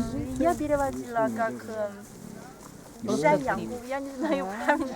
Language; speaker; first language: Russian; non-native, learner; Chinese